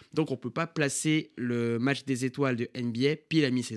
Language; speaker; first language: French; native; French